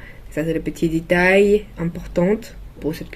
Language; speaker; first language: French; non-native, learner; Chinese